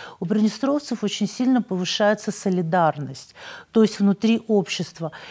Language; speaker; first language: Russian; native; Russian